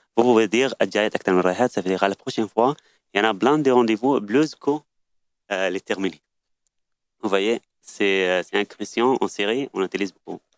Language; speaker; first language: French; non-native, learner; Arabic